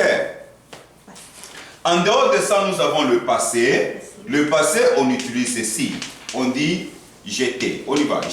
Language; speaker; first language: French; non-native, fluent; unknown